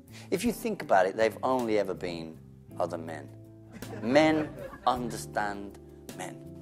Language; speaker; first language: English; native; English